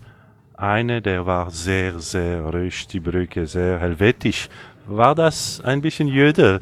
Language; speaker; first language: German; non-native, local second language; French